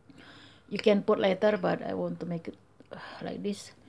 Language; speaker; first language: English; non-native, learner; Indonesian